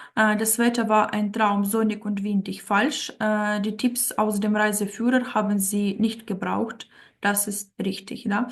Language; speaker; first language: German; non-native, fluent; Ukrainian